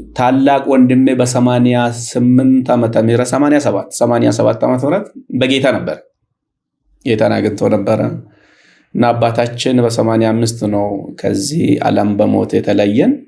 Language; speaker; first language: Amharic; non-native, local second language; Oromo